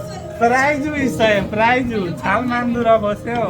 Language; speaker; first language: Korean; non-native, learner; Nepali